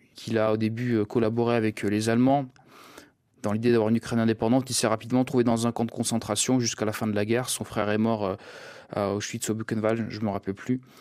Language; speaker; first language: French; early bilingual, other home language; Russian